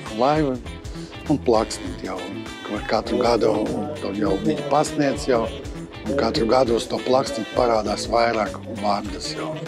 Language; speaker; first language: Latvian; non-native, local second language; Russian